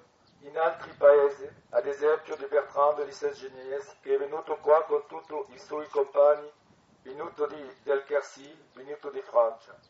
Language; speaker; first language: Italian; non-native, learner; French